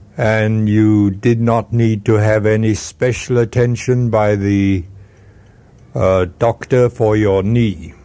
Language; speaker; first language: English; non-native, fluent; Swedish